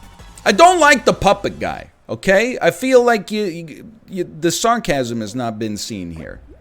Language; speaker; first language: English; native; English